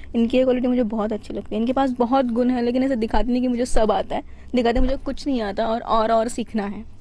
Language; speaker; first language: Hindi; non-native, local second language; Marathi